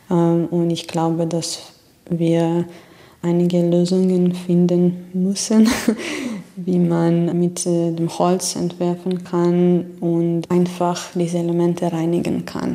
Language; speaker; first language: German; non-native, fluent; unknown